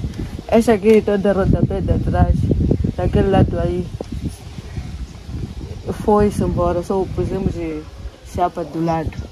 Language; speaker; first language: Portuguese; non-native, local second language; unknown